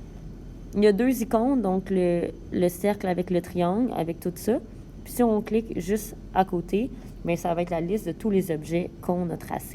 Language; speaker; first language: French; native; French